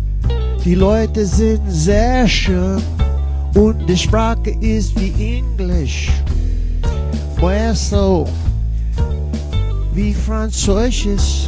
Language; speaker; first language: German; non-native, learner; English